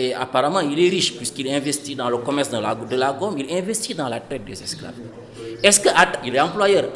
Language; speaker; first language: French; non-native, local second language; Fula